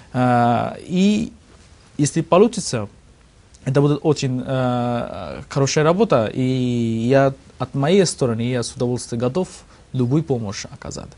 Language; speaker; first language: Russian; non-native, learner; Bangla